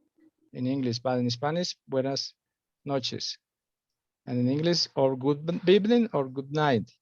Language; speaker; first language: English; non-native, fluent; Spanish